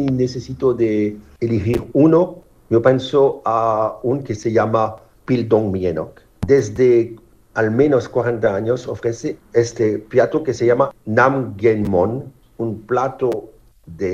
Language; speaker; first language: Spanish; non-native, fluent; French